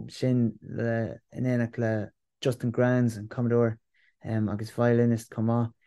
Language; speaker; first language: Irish; non-native, local second language; English